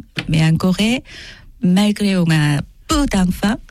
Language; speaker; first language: French; non-native, learner; Korean